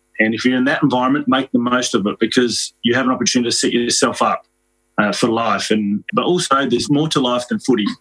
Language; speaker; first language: English; native; English